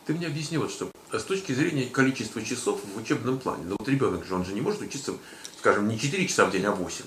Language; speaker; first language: Russian; native; Russian